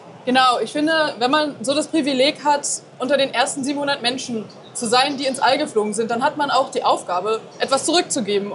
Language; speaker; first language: German; native; German